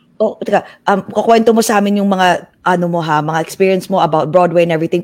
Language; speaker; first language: Filipino; native; Filipino